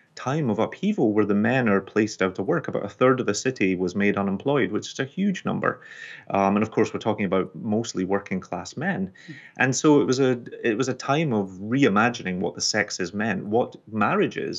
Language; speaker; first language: English; non-native, local second language; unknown